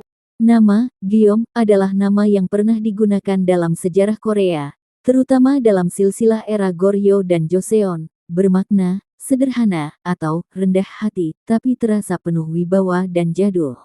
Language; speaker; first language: Indonesian; native; Indonesian